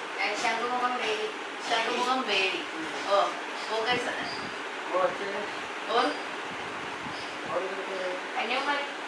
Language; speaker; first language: Hindi; non-native, local second language; Malayalam